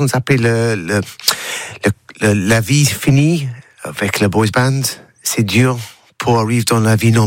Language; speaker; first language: French; non-native, learner; English